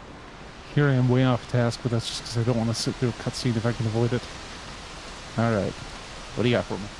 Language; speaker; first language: English; native; English